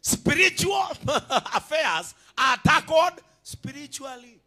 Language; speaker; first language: English; non-native, local second language; Swahili